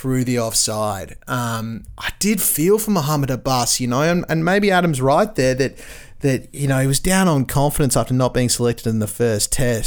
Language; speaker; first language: English; native; English